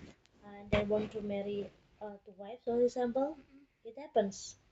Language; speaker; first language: English; non-native, fluent; Indonesian